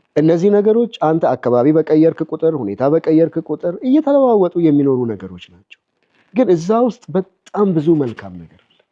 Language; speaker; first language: Amharic; non-native, local second language; Oromo